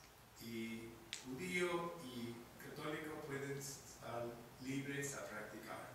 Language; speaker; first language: Spanish; non-native, fluent; English